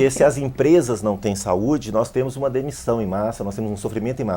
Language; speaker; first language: Portuguese; native; Portuguese